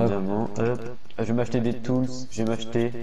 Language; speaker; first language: French; native; French